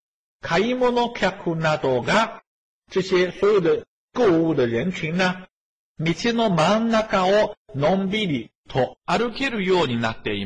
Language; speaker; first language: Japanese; non-native, fluent; Chinese